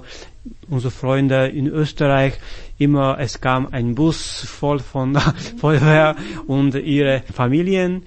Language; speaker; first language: German; non-native, fluent; Slovak